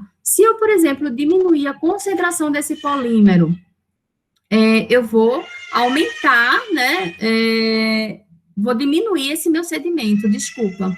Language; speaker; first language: Portuguese; native; Portuguese